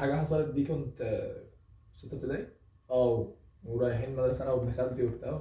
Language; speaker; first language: Arabic; native; Arabic